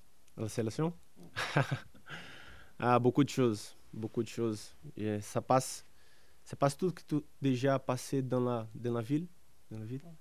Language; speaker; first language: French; non-native, learner; Portuguese